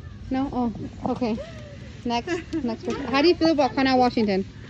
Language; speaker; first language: English; early bilingual, other home language; Spanish